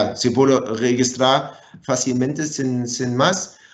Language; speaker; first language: Spanish; non-native, fluent; German